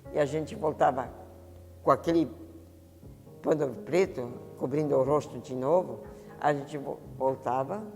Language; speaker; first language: Portuguese; early bilingual, other home language; Italian